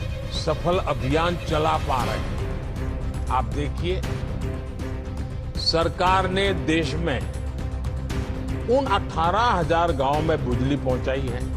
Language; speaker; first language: Hindi; non-native, local second language; Gujarati